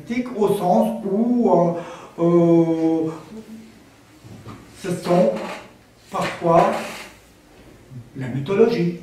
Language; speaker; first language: French; non-native, fluent; Armenian